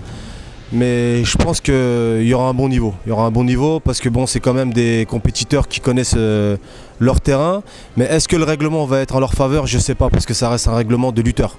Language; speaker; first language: French; native; French